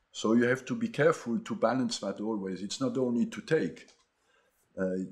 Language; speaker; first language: English; non-native, fluent; French